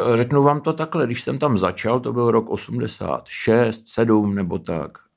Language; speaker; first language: Czech; early bilingual, heritage; Czech